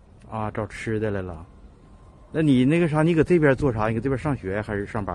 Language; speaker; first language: Chinese; native; Chinese